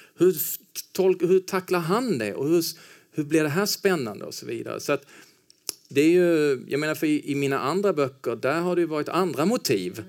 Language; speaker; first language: Swedish; native; Swedish